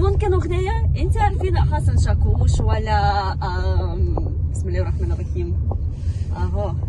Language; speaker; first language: Arabic; non-native, learner; Russian